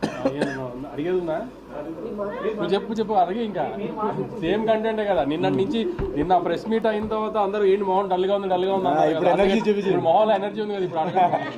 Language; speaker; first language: Telugu; native; Telugu